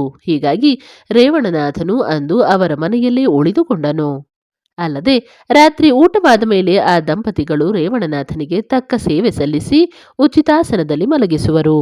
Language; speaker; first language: Kannada; native; Kannada